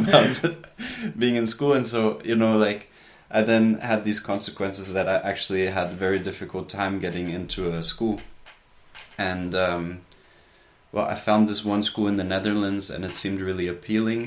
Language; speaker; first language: English; native; English